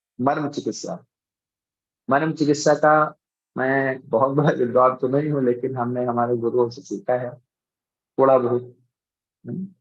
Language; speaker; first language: Hindi; native; Hindi